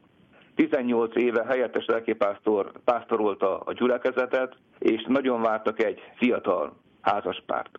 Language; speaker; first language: Hungarian; native; Hungarian